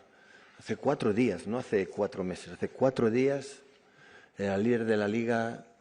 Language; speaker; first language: Spanish; native; Spanish